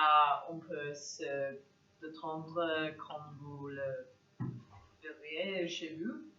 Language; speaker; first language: French; non-native, learner; English